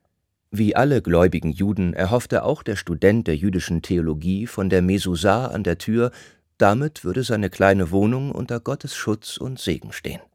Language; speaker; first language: German; native; German